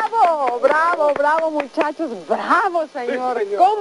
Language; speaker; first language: Spanish; native; Spanish